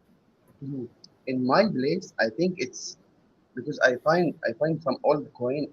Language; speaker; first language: English; non-native, learner; Arabic